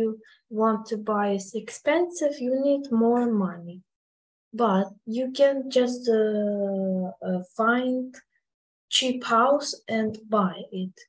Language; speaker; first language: English; non-native, learner; Russian